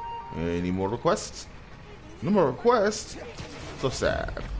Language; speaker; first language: English; native; English